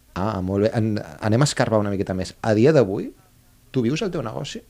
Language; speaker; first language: Catalan; native; Catalan